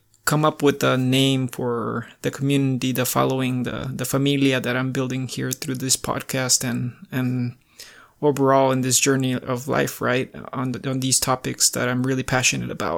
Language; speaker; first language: English; early bilingual, other home language; Spanish